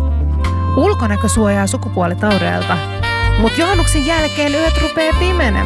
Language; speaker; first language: Finnish; native; Finnish